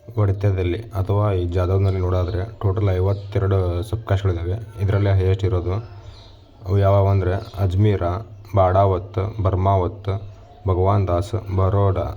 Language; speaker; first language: Kannada; non-native, local second language; Lambadi